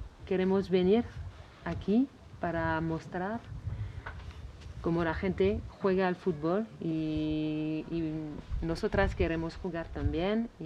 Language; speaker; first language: Spanish; non-native, learner; French